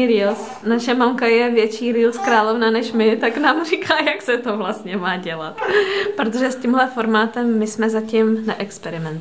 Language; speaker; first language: Czech; native; Czech